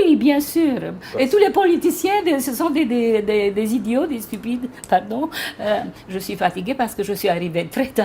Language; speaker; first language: French; non-native, fluent; Romanian